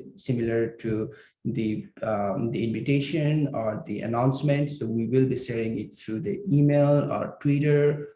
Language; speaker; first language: English; non-native, local second language; Nepali